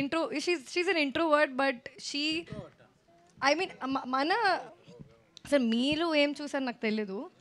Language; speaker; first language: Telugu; non-native, learner; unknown